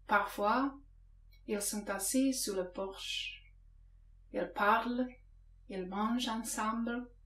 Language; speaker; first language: French; non-native, fluent; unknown